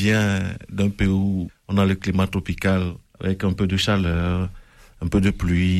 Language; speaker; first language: French; non-native, local second language; Ewe